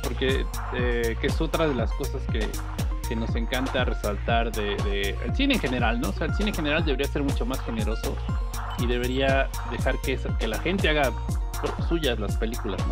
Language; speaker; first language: Spanish; native; Spanish